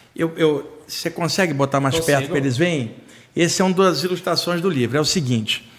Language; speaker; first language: Portuguese; native; Portuguese